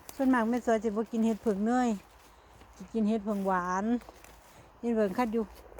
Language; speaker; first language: Thai; native; Thai